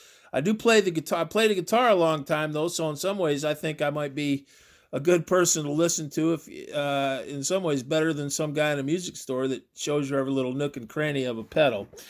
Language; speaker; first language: English; native; English